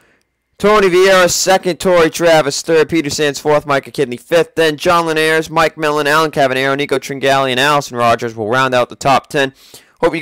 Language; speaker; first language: English; native; English